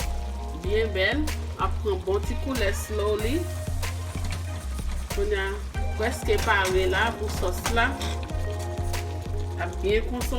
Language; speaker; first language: French; non-native, learner; Haitian Creole